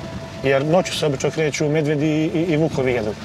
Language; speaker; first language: Croatian; native; Croatian